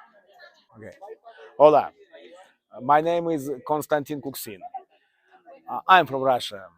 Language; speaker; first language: English; non-native, learner; Russian